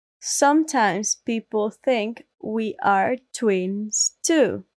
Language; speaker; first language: English; non-native, learner; Spanish